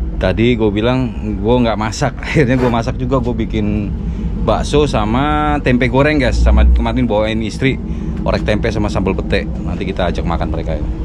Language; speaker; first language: Indonesian; native; Indonesian